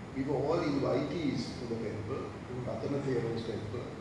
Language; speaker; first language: English; non-native, local second language; Sinhala